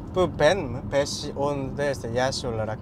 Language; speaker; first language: Turkish; non-native, learner; Korean